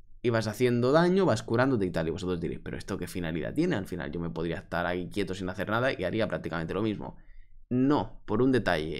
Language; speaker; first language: Spanish; native; Spanish